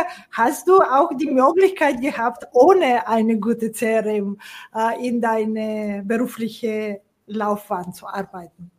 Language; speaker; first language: German; non-native, fluent; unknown